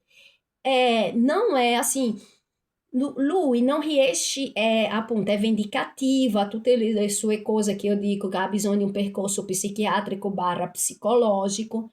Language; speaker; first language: Italian; non-native, fluent; Portuguese